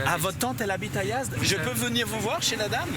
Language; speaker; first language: French; native; French